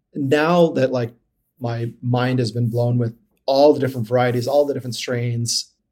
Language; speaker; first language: English; native; English